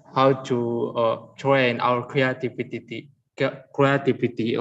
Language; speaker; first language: English; non-native, learner; Indonesian